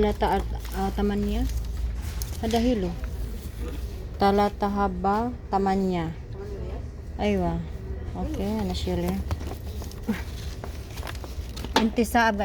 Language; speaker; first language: Arabic; non-native, learner; Filipino